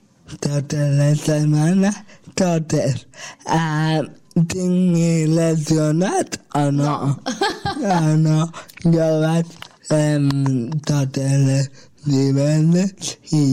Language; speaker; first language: Catalan; non-native, local second language; Spanish